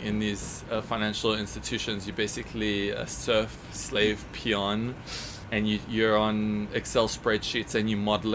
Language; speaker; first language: English; native; English